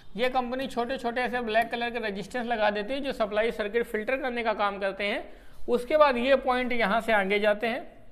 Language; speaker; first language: Hindi; native; Hindi